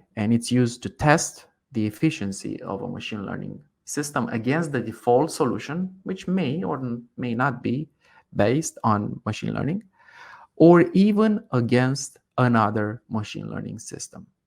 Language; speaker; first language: English; non-native, fluent; Romanian